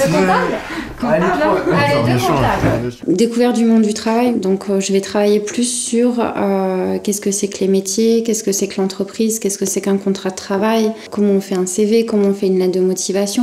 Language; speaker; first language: French; native; French